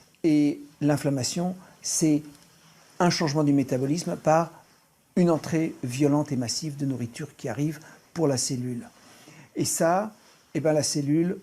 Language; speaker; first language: French; native; French